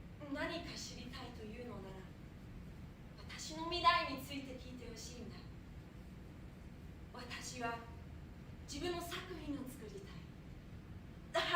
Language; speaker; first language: Japanese; non-native, fluent; German